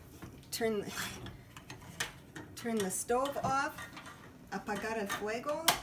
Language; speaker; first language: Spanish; non-native, learner; English